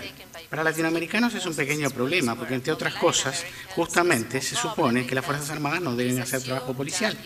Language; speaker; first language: Spanish; native; Spanish